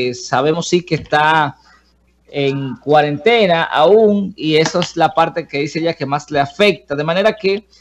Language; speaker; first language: Spanish; native; Spanish